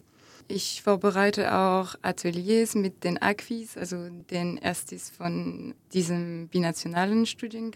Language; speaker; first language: German; non-native, fluent; French